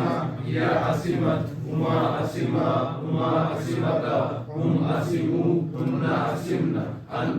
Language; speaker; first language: Arabic; non-native, learner; Urdu